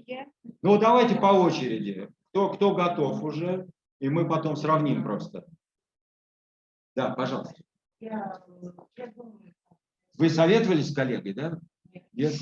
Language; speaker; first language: Russian; native; Russian